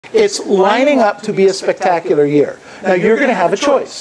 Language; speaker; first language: English; native; English